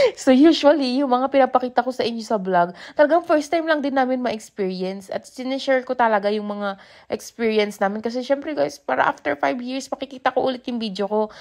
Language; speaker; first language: Filipino; native; Filipino